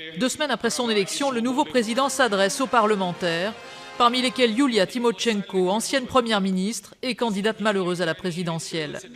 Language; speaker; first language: French; native; French